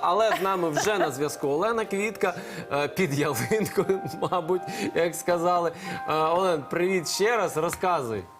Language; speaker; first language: Ukrainian; native; Ukrainian